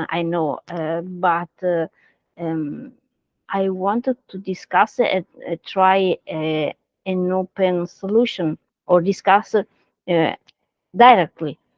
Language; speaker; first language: English; non-native, learner; Italian